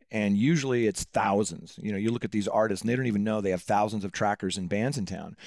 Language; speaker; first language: English; native; English